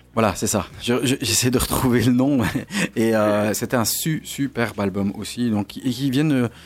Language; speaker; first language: French; native; French